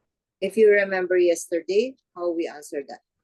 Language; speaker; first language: English; non-native, fluent; Filipino